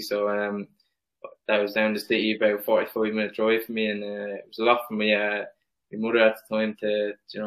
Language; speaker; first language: English; native; English